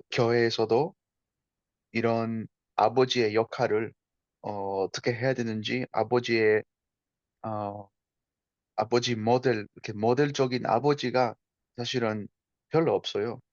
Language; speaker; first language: Korean; non-native, fluent; Spanish